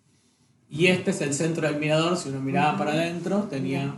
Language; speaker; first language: Spanish; native; Spanish